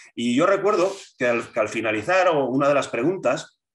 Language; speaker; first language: Spanish; native; Spanish